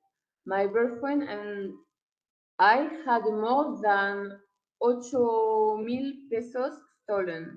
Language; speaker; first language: English; non-native, learner; French